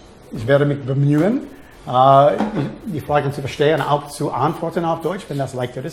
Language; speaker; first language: German; non-native, fluent; English